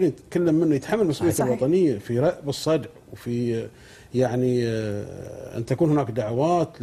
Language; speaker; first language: Arabic; native; Arabic